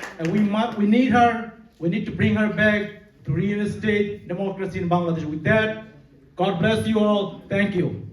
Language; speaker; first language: English; non-native, local second language; Bangla